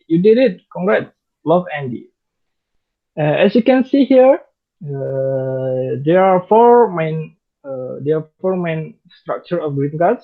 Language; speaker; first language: English; non-native, fluent; Indonesian